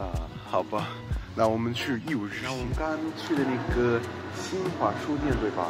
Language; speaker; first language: Chinese; non-native, fluent; English